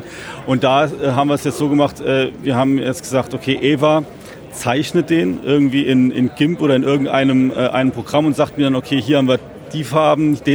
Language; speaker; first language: German; native; German